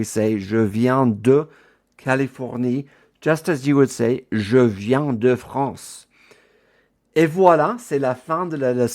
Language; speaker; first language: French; non-native, fluent; English